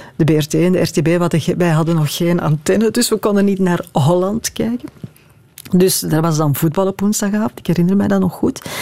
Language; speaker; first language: Dutch; native; Dutch